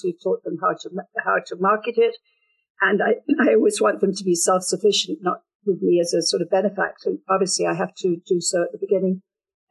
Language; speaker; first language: English; native; English